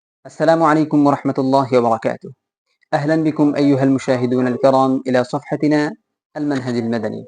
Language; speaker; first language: Arabic; non-native, fluent; Bangla